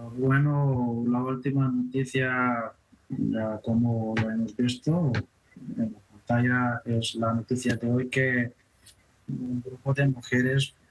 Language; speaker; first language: Spanish; non-native, fluent; Persian